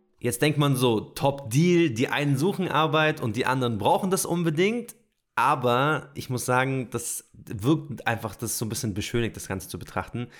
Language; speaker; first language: German; native; German